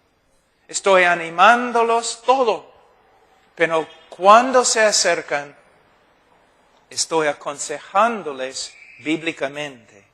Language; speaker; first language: Spanish; non-native, fluent; English